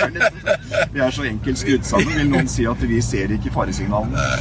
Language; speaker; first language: Norwegian; native; Norwegian